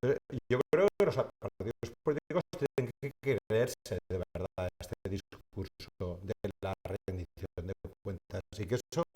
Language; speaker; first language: Spanish; native; Spanish